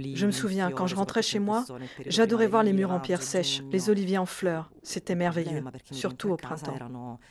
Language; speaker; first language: French; non-native, fluent; Sicilian